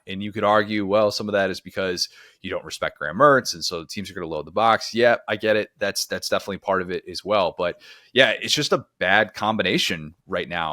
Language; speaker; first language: English; native; English